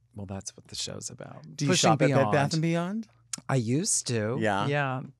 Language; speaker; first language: English; native; English